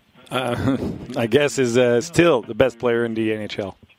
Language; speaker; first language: English; non-native, fluent; French